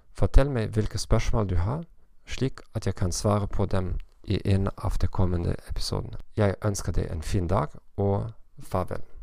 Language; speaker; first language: Norwegian; non-native, fluent; German